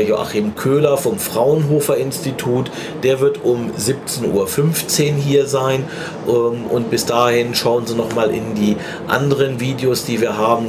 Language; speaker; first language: German; native; German